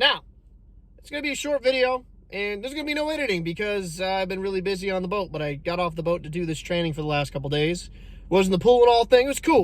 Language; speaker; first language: English; native; English